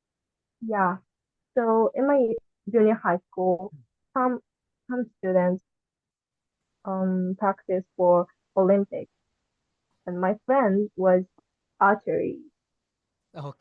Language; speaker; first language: English; non-native, learner; Japanese